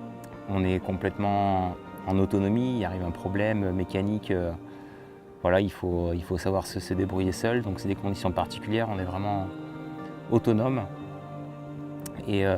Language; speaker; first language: French; native; French